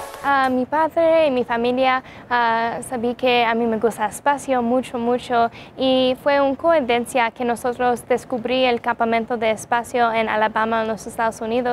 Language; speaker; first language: Spanish; non-native, learner; English